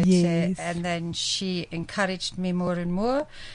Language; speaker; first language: English; native; English